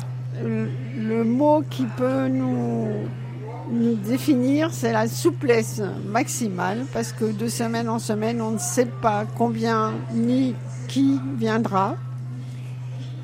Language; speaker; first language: French; native; French